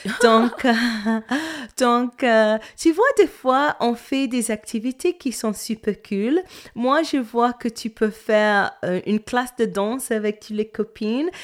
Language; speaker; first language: French; non-native, fluent; English